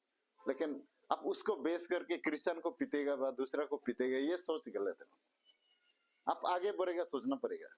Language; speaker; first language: Hindi; non-native, local second language; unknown